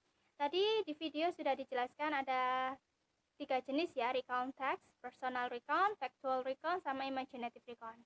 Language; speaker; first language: Indonesian; native; Indonesian